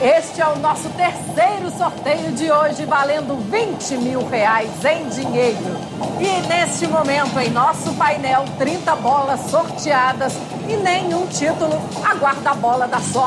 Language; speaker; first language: Portuguese; native; Portuguese